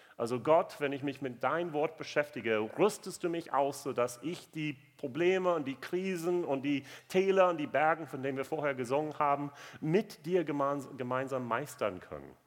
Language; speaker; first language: German; non-native, fluent; English